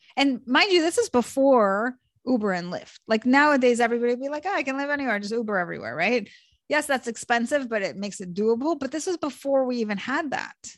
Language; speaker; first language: English; early bilingual, other home language; Hebrew